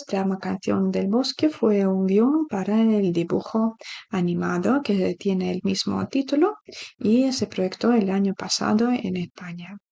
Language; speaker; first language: Spanish; non-native, fluent; Ukrainian